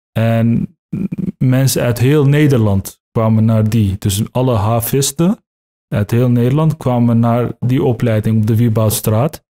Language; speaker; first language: Dutch; early bilingual, other home language; Turkish